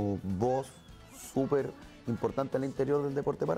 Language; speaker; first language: Spanish; native; Spanish